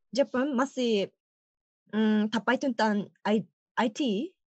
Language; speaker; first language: Malay; non-native, learner; Japanese